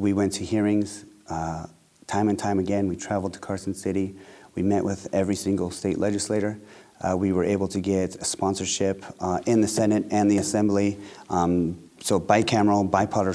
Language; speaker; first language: English; native; English